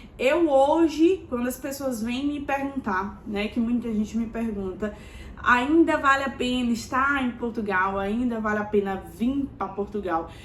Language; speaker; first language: Portuguese; native; Portuguese